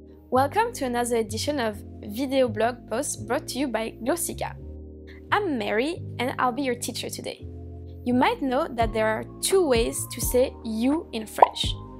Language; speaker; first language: English; non-native, fluent; French